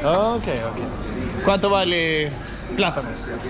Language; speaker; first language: Spanish; non-native, fluent; Danish